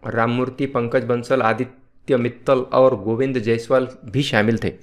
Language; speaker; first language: Hindi; non-native, local second language; Marathi